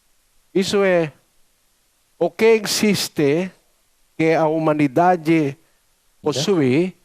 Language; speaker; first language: Portuguese; non-native, learner; Filipino